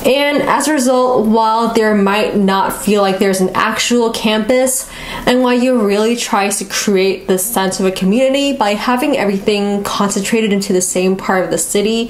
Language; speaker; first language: English; native; English